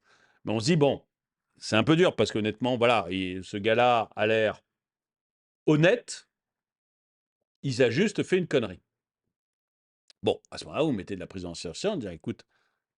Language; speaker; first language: French; native; French